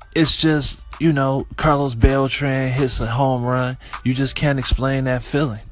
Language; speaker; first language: English; native; English